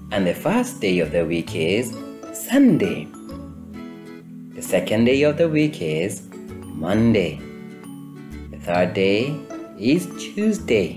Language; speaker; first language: English; non-native, fluent; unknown